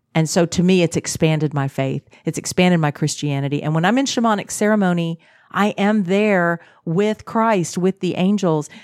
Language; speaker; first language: English; native; English